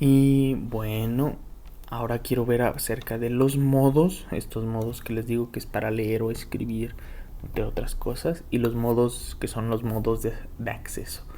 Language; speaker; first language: Spanish; native; Spanish